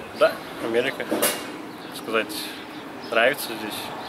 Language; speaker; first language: Russian; non-native, local second language; Uzbek